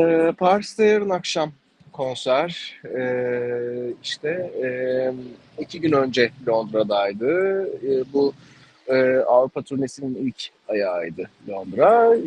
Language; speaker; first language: Turkish; native; Turkish